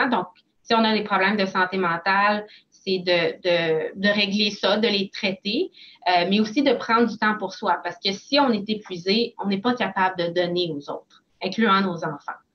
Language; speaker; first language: French; native; French